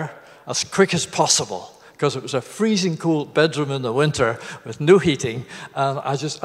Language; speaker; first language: English; native; English